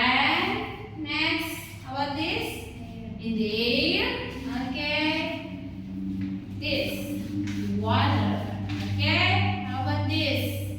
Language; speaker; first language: English; non-native, learner; Indonesian